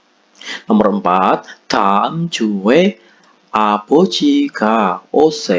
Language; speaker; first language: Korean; non-native, fluent; Indonesian